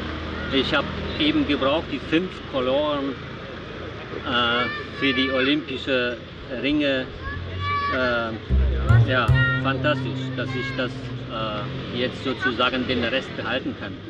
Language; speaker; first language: German; non-native, fluent; Polish